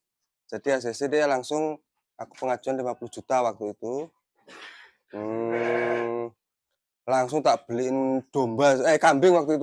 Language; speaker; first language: Indonesian; non-native, local second language; Javanese